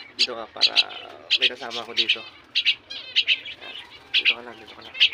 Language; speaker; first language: Filipino; native; Filipino